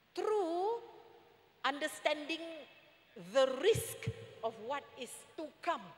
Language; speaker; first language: English; non-native, local second language; Malay